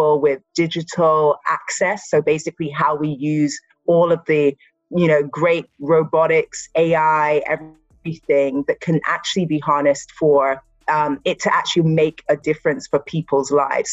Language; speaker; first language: English; native; English